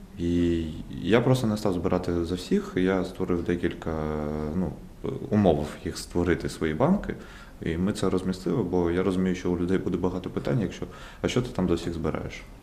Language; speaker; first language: Ukrainian; non-native, local second language; Russian